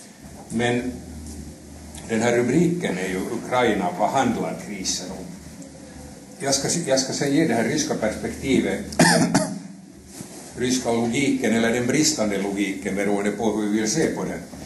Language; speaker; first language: Swedish; native; Swedish